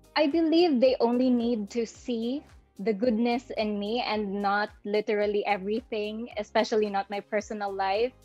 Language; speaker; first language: English; non-native, local second language; Cebuano